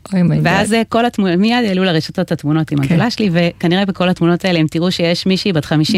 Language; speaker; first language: Hebrew; native; Hebrew